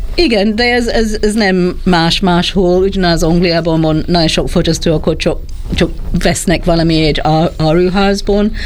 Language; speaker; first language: Hungarian; non-native, learner; English